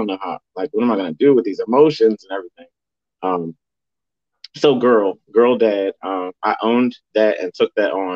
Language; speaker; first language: English; native; English